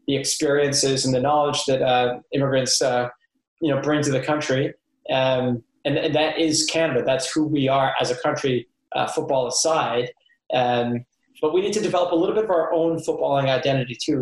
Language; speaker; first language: English; native; English